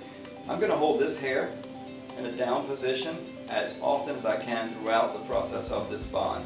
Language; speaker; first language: English; native; English